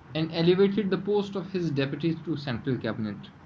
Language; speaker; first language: English; non-native, local second language; Urdu